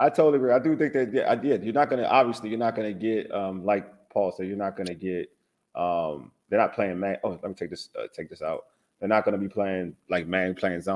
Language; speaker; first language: English; native; English